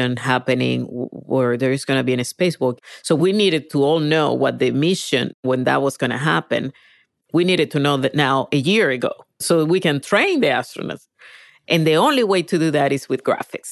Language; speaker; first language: English; non-native, fluent; Spanish